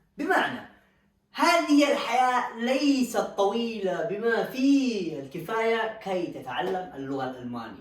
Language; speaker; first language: Arabic; native; Arabic